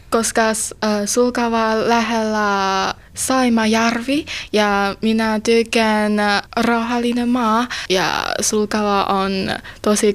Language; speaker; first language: Finnish; non-native, learner; Chinese